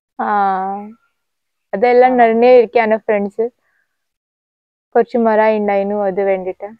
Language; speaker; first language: Malayalam; non-native, learner; Hindi